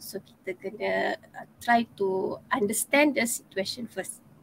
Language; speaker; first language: English; non-native, local second language; Malay